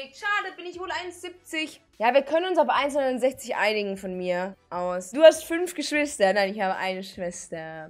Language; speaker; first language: German; native; German